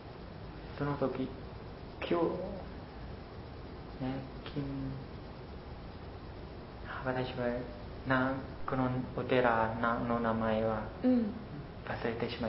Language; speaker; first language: Japanese; non-native, learner; Khmer